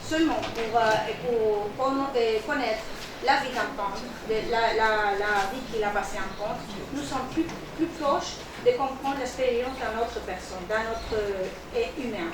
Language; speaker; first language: French; non-native, learner; Spanish